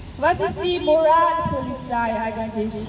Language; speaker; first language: German; non-native, local second language; Persian